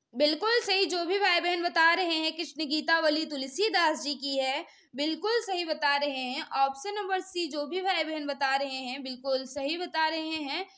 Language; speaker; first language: Hindi; native; Hindi